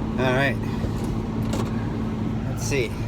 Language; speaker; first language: English; native; English